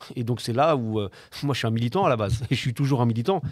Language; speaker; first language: French; native; French